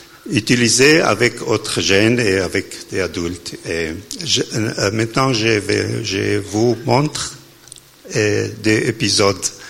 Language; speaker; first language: French; non-native, learner; Italian